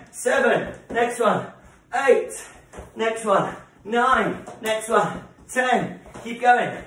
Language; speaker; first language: English; native; English